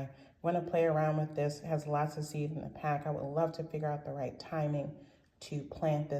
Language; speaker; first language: English; native; English